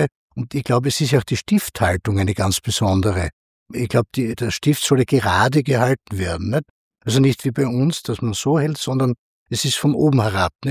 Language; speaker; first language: German; native; German